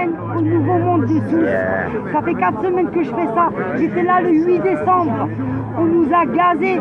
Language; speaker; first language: French; native; French